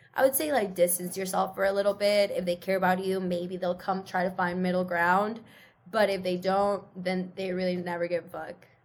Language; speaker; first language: English; early bilingual, other home language; Spanish